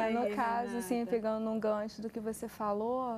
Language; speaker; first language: Portuguese; native; Portuguese